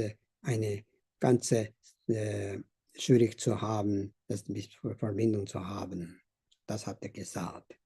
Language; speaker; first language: German; non-native, learner; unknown